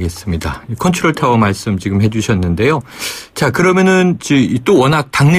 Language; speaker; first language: Korean; native; Korean